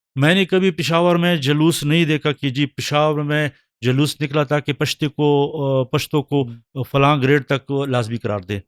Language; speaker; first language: Urdu; non-native, local second language; Pashto